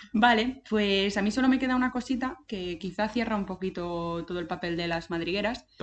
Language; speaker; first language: Spanish; native; Spanish